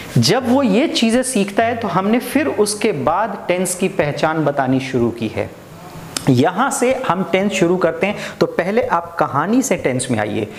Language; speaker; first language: Hindi; native; Hindi